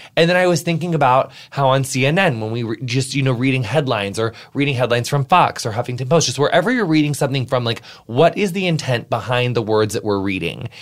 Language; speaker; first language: English; native; English